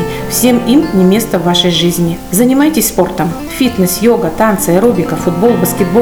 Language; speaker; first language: Russian; native; Russian